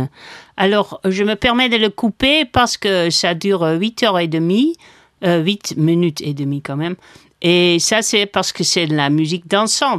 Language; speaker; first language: French; non-native, fluent; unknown